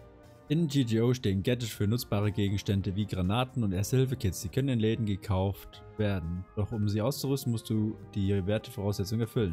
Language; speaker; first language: German; native; German